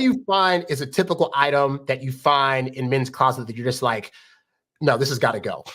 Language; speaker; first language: English; native; English